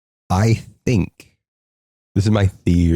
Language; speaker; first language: English; native; English